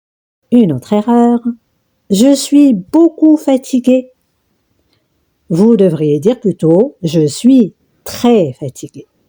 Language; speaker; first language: French; non-native, local second language; Arabic